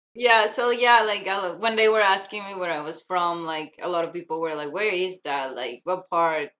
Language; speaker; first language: English; non-native, fluent; Spanish